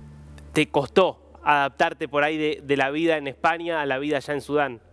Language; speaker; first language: Spanish; native; Spanish